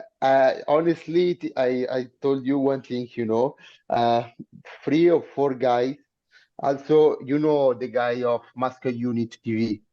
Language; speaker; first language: English; non-native, learner; Italian